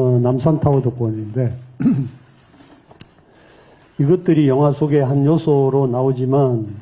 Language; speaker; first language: Korean; native; Korean